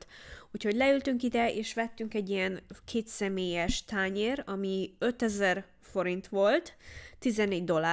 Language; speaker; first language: Hungarian; early bilingual, heritage; Hungarian